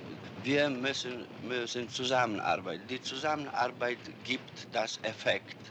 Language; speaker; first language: German; non-native, learner; Polish